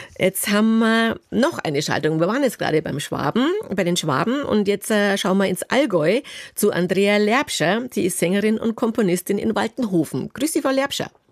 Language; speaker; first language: German; native; German